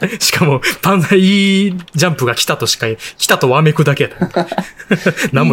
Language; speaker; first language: Japanese; native; Japanese